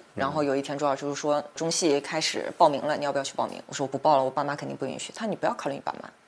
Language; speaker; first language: Chinese; native; Chinese